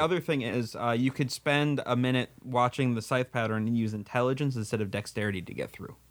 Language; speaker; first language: English; native; English